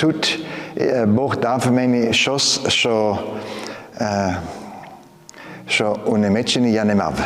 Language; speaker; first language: Ukrainian; non-native, fluent; German